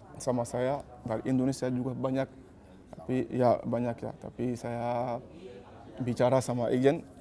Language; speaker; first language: Malay; non-native, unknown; Bambara